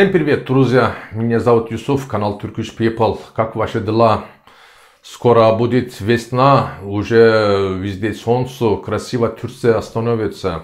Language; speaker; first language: Russian; non-native, learner; Turkish